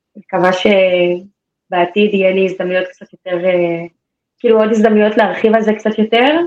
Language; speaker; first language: Hebrew; native; Hebrew